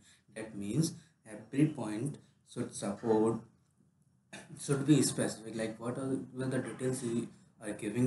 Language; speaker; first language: English; non-native, local second language; Hindi